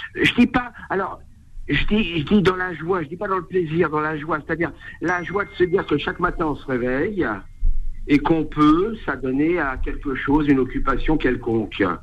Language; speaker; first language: French; native; French